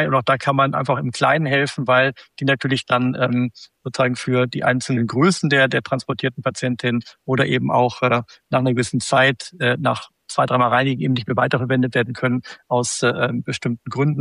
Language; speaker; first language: German; native; German